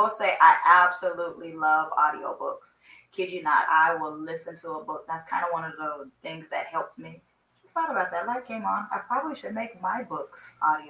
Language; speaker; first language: English; native; English